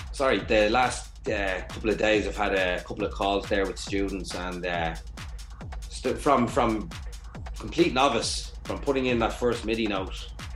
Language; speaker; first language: English; native; English